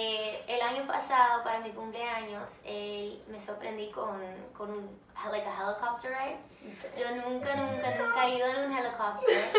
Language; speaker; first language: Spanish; early bilingual, heritage; English